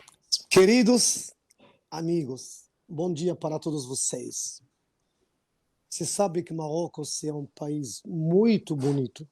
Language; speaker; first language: Portuguese; non-native, fluent; Arabic